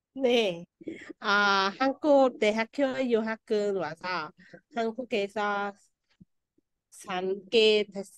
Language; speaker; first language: Korean; non-native, learner; Vietnamese